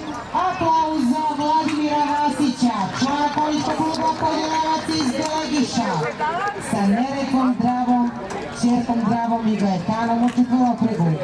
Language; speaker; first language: Bosnian; native; Bosnian